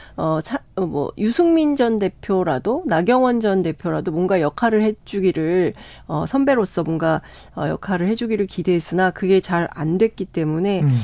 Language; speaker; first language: Korean; native; Korean